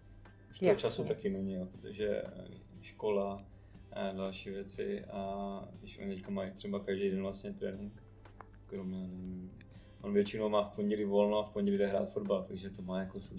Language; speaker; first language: Czech; native; Czech